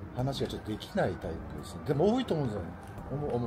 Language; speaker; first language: Japanese; native; Japanese